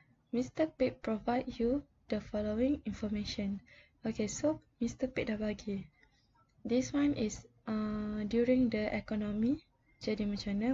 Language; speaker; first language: English; non-native, local second language; Malay